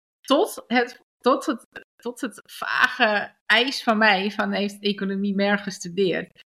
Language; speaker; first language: Dutch; early bilingual, other home language; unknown